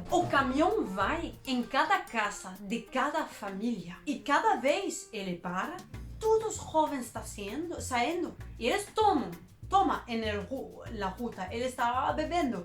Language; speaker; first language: Portuguese; non-native, learner; Danish